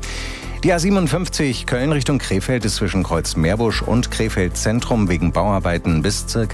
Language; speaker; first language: German; native; German